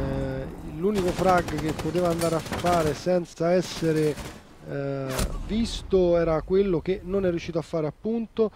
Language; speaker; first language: Italian; native; Italian